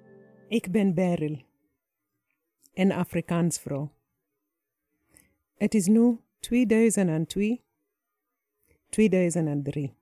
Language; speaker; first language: Dutch; non-native, fluent; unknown